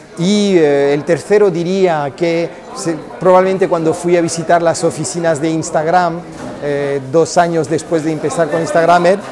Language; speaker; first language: Spanish; early bilingual, heritage; Spanish